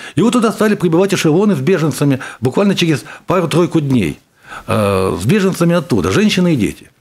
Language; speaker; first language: Russian; native; Russian